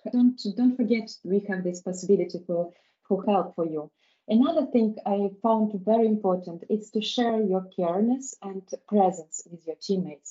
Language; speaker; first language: English; non-native, fluent; Russian